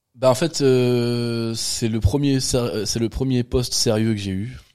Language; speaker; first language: French; native; French